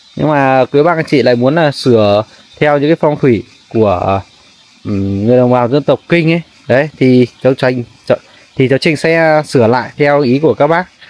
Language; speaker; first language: Vietnamese; non-native, local second language; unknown